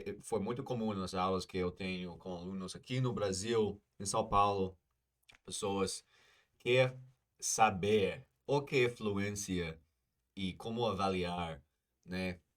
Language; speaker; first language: Portuguese; non-native, fluent; English